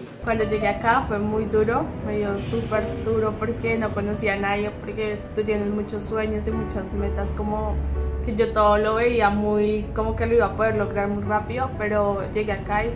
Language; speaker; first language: Spanish; native; Spanish